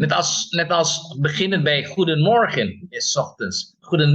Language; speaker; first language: Dutch; non-native, fluent; Indonesian